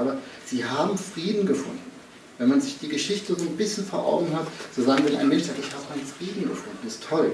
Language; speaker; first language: German; native; German